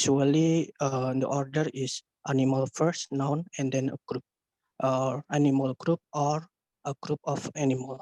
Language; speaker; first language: English; non-native, learner; Indonesian